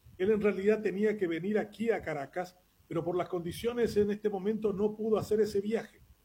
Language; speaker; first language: Spanish; non-native, local second language; Guarani